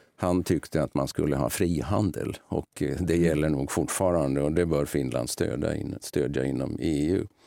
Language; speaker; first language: Swedish; native; Swedish